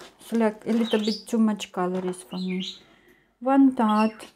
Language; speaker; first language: English; non-native, fluent; Russian